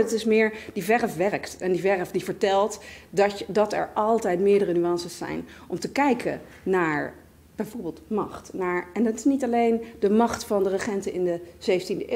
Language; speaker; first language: Dutch; native; Dutch